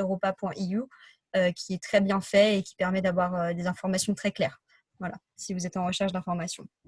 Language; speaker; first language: French; native; French